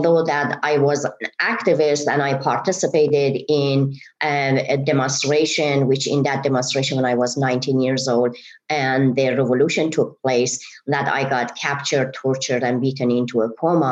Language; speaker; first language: English; non-native, fluent; Persian